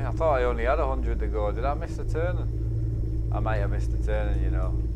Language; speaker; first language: English; native; English